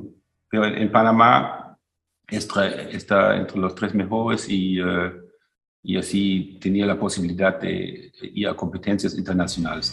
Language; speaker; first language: Spanish; non-native, fluent; German